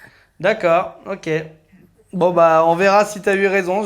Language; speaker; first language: French; native; French